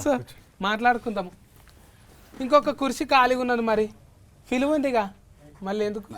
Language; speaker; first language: Telugu; native; Telugu